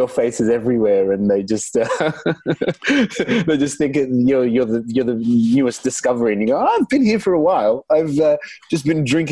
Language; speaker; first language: English; non-native, local second language; Arabic